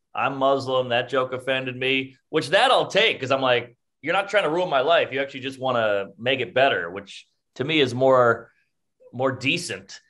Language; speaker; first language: English; native; English